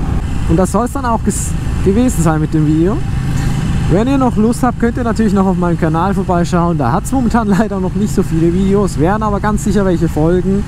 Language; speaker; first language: German; native; German